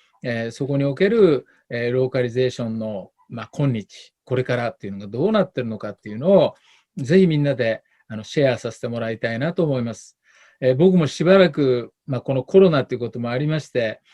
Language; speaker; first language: Japanese; native; Japanese